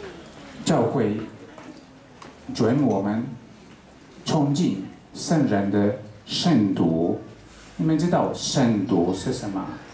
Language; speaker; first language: Chinese; non-native, fluent; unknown